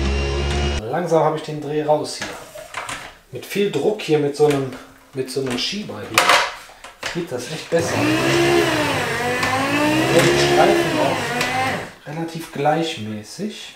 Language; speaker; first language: German; native; German